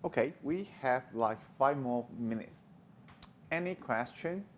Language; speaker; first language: English; non-native, learner; Chinese